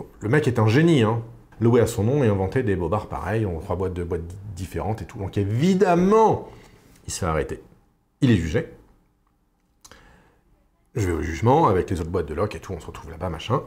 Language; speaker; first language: French; native; French